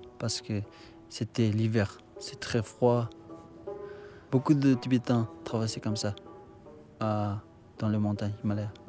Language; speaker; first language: French; non-native, learner; Tibetan